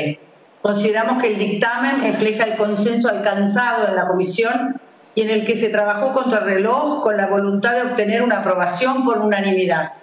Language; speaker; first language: Spanish; native; Spanish